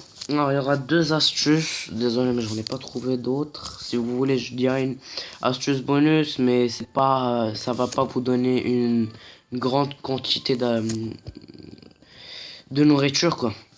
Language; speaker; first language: French; native; French